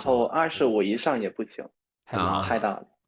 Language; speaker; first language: Chinese; non-native, fluent; Spanish